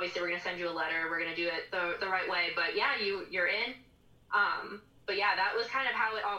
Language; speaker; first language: English; native; English